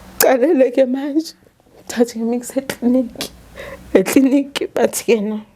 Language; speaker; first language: Zulu; native; Zulu